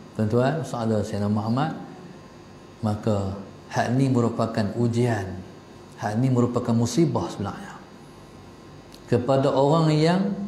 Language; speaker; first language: Malay; native; Malay